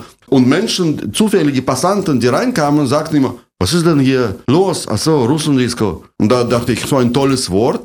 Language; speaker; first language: German; non-native, fluent; Russian